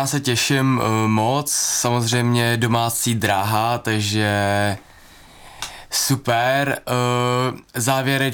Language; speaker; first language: Czech; native; Czech